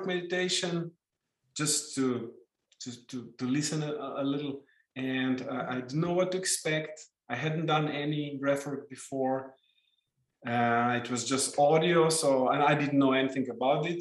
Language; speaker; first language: English; non-native, fluent; Slovenian